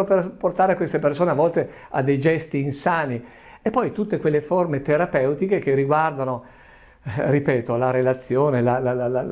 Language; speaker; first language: Italian; native; Italian